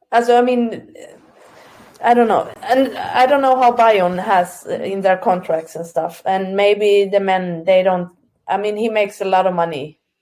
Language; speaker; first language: English; non-native, fluent; Swedish